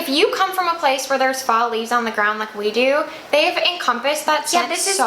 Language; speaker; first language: English; native; English